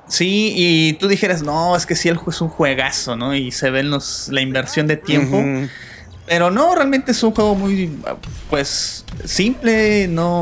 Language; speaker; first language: Spanish; native; Spanish